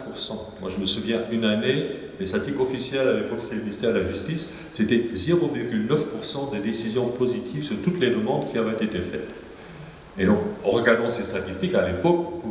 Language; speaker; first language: French; native; French